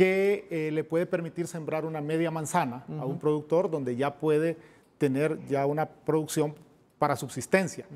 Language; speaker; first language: Spanish; native; Spanish